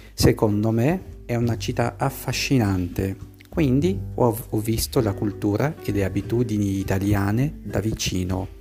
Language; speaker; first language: Italian; non-native, fluent; Portuguese